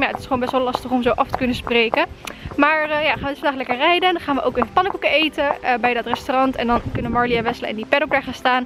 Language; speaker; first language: Dutch; native; Dutch